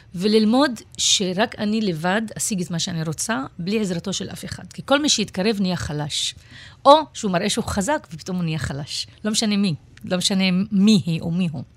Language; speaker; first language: Hebrew; non-native, local second language; Arabic